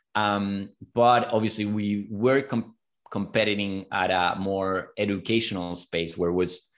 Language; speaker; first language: English; non-native, fluent; Spanish